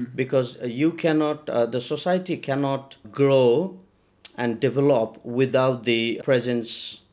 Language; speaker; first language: English; non-native, local second language; Nepali